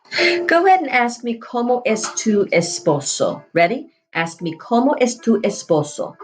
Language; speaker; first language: Spanish; non-native, fluent; English